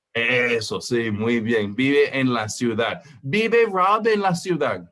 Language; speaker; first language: Spanish; non-native, fluent; English